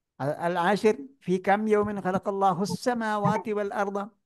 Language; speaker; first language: Arabic; non-native, fluent; Malayalam